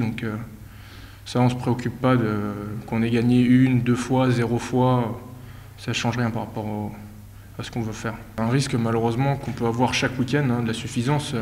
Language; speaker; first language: French; native; French